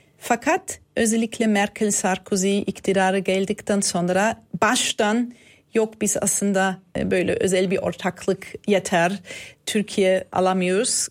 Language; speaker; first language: Turkish; non-native, fluent; German